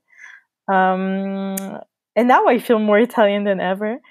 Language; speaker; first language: English; non-native, fluent; French